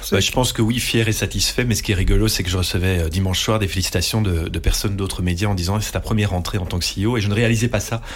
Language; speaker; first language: French; non-native, local second language; Dutch